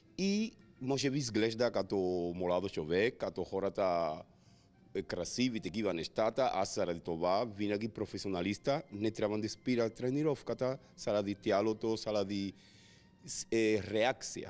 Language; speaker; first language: Bulgarian; non-native, learner; Spanish